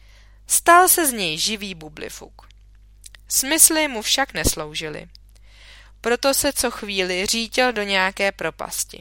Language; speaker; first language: Czech; native; Czech